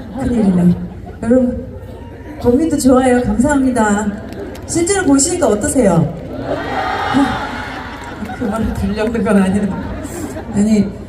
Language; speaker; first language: Korean; native; Korean